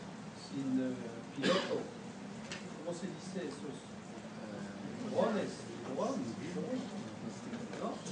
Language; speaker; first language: Spanish; non-native, fluent; French